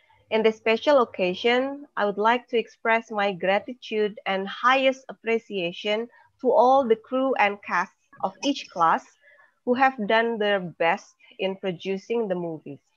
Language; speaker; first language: English; non-native, fluent; Indonesian